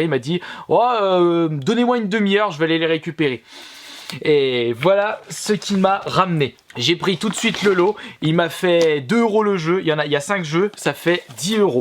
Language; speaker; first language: French; native; French